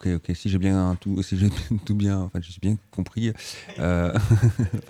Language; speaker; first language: French; native; French